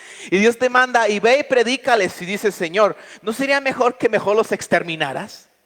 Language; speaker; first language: Spanish; native; Spanish